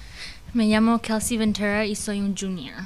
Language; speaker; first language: Spanish; early bilingual, heritage; Spanish